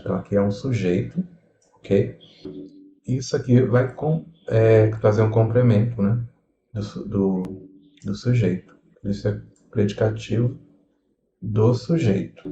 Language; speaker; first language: Portuguese; native; Portuguese